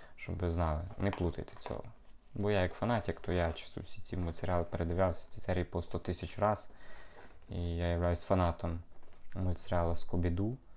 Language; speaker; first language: Ukrainian; non-native, local second language; Russian